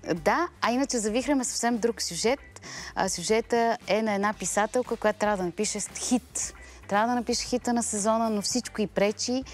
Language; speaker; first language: Bulgarian; native; Bulgarian